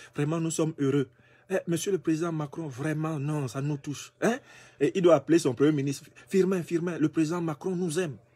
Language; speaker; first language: French; non-native, local second language; Basaa